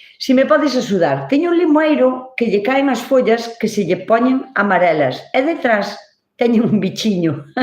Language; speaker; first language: Galician; native; Galician